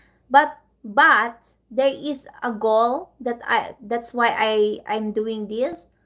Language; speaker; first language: English; non-native, local second language; Filipino